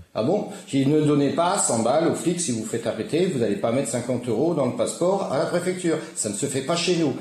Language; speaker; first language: French; native; French